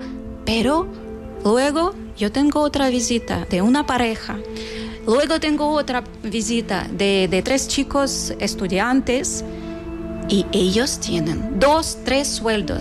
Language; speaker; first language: Spanish; non-native, fluent; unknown